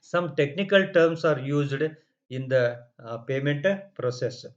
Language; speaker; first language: English; non-native, local second language; Kannada